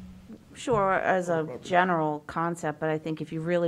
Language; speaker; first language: English; native; English